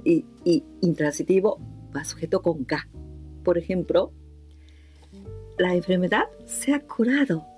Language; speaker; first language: Spanish; non-native, fluent; Japanese